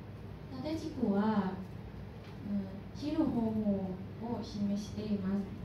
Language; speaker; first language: Japanese; non-native, learner; Thai